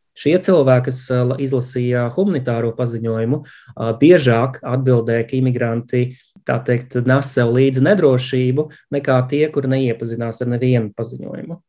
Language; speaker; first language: Latvian; native; Latvian